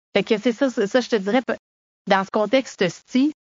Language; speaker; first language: French; native; French